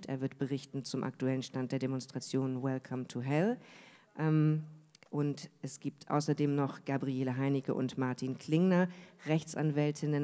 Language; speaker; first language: German; native; German